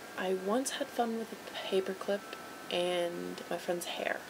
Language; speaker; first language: English; native; English